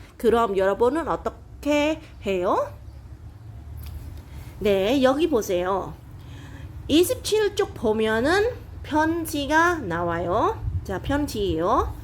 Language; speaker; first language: Korean; non-native, fluent; Khmer